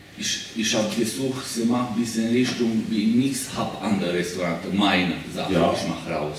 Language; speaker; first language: German; non-native, learner; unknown